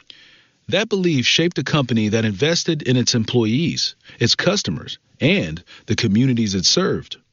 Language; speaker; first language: English; native; English